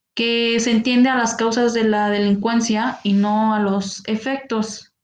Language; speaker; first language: Spanish; native; Spanish